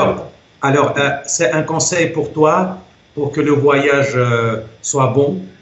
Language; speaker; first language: French; non-native, fluent; Russian